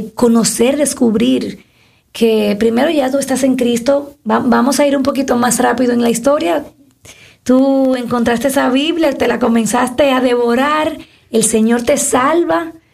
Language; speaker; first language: Spanish; native; Spanish